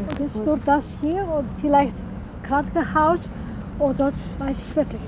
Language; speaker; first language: German; non-native, fluent; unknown